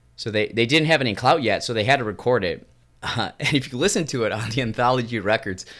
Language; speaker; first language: English; native; English